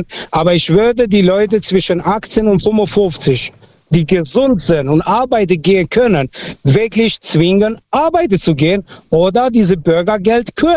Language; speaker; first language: German; non-native, fluent; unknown